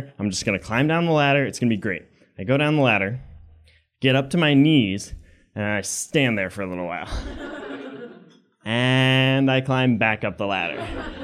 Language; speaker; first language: English; native; English